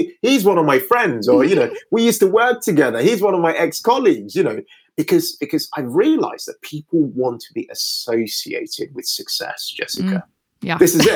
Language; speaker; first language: English; non-native, local second language; Yoruba